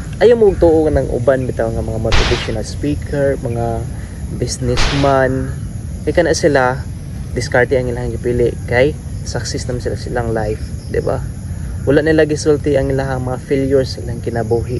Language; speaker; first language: Cebuano; non-native, local second language; Hiligaynon